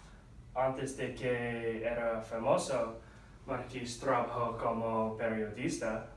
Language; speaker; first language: Spanish; non-native, learner; English